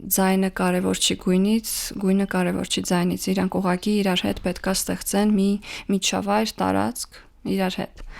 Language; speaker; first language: Armenian; early bilingual, heritage; Armenian